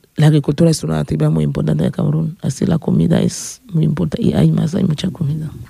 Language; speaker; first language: Spanish; non-native, fluent; French